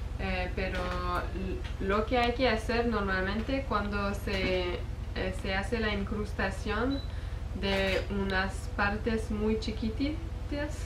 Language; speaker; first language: Spanish; non-native, fluent; French